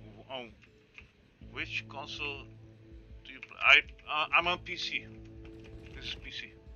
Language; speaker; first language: English; non-native, fluent; Dutch